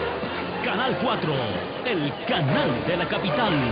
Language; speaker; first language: Spanish; native; Spanish